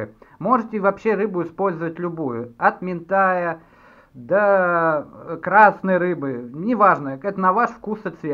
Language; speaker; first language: Russian; native; Russian